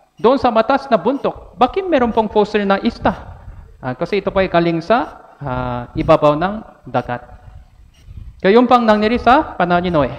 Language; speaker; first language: Filipino; non-native, fluent; Korean